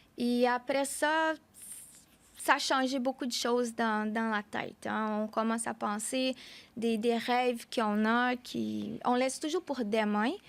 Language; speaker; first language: French; non-native, fluent; Portuguese